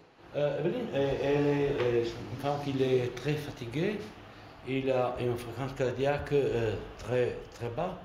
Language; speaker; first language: French; non-native, learner; Italian